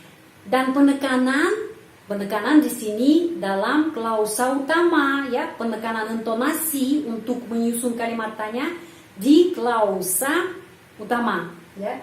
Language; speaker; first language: Indonesian; non-native, fluent; Russian